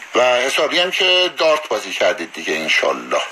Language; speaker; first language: Persian; native; Persian